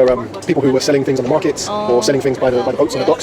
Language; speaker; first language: English; native; English